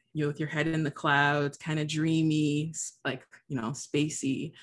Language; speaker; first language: English; early bilingual, other home language; Haitian Creole